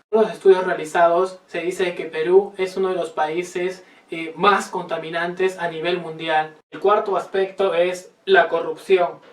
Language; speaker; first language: Spanish; native; Spanish